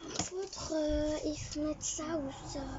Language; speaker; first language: French; native; French